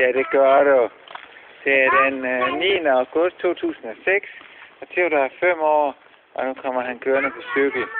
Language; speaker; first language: Danish; native; Danish